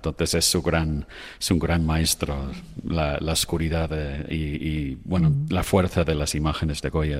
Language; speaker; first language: Spanish; non-native, fluent; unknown